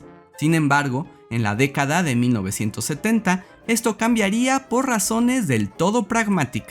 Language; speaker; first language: Spanish; native; Spanish